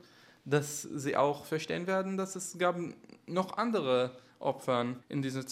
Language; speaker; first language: German; non-native, fluent; Hebrew